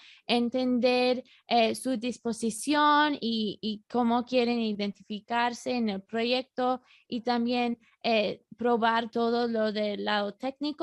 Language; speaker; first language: Spanish; non-native, fluent; English